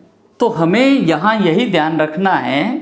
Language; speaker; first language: Hindi; native; Hindi